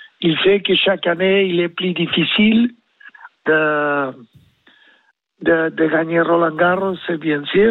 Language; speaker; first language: French; non-native, learner; Spanish